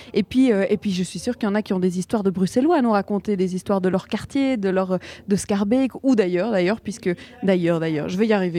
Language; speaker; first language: French; native; French